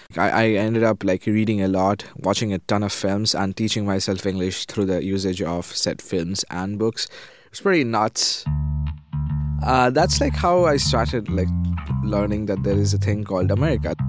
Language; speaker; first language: English; non-native, fluent; Japanese